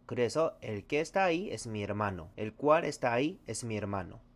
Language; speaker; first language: Spanish; non-native, fluent; Korean